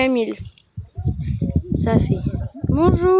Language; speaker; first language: French; native; French